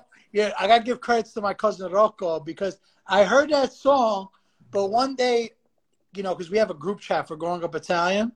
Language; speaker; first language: English; early bilingual, other home language; Italian